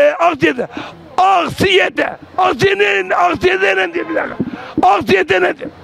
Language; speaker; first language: Turkish; native; Turkish